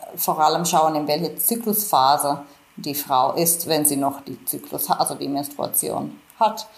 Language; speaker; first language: German; non-native, fluent; Finnish